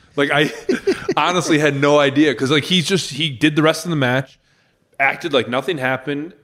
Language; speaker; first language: English; native; English